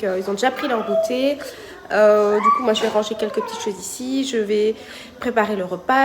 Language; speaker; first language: French; native; French